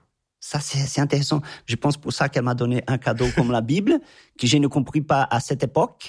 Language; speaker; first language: French; non-native, fluent; Portuguese